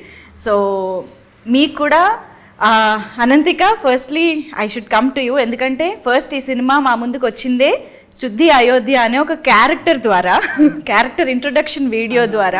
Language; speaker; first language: Telugu; native; Telugu